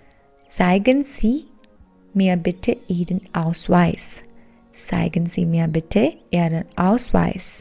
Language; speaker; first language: German; non-native, fluent; Punjabi